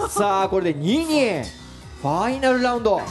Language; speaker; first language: Japanese; native; Japanese